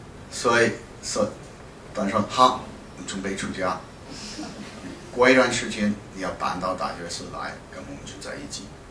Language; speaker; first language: Chinese; non-native, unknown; English